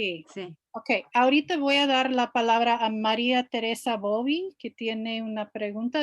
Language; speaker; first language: Spanish; non-native, fluent; English